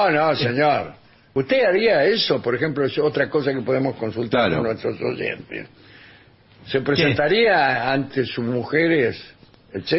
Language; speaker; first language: Spanish; native; Spanish